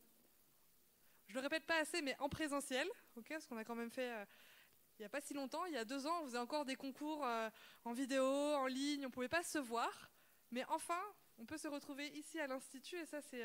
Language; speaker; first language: French; native; French